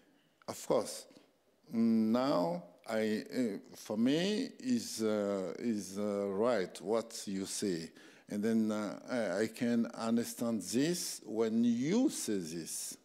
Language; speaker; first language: English; non-native, learner; French